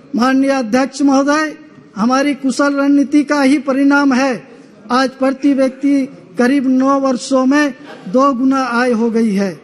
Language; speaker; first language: Hindi; native; Hindi